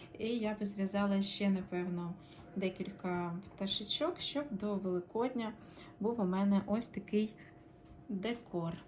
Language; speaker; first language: Ukrainian; non-native, local second language; Russian